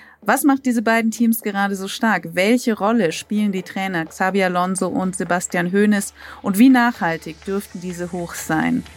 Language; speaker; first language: German; native; German